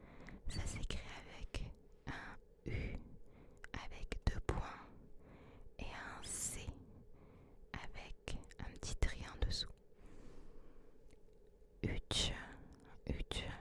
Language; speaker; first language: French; early bilingual, other home language; Turkish